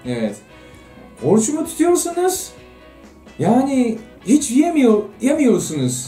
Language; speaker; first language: Turkish; non-native, fluent; Japanese